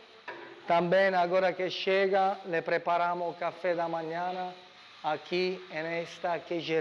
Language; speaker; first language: Portuguese; non-native, learner; Italian